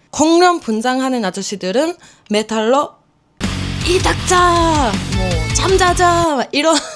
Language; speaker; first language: Korean; non-native, fluent; Finnish